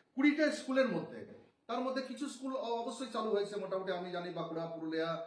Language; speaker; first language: Bangla; non-native, local second language; Santali